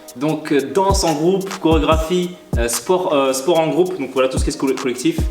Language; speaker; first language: French; early bilingual, other home language; Malagasy